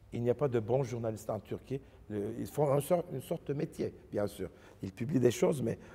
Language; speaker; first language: English; non-native, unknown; Turkish